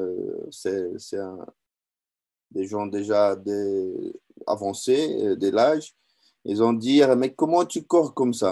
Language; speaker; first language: French; non-native, learner; Portuguese